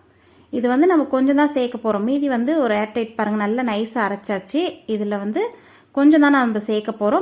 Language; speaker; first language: Tamil; native; Tamil